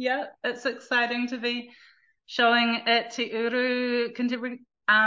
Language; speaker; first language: English; native; English